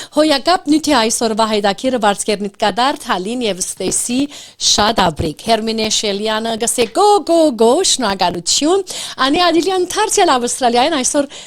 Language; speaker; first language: Armenian; early bilingual, heritage; Armenian